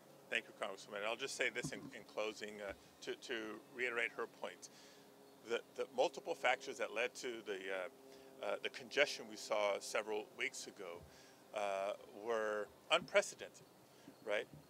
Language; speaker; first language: English; early bilingual, other home language; Spanish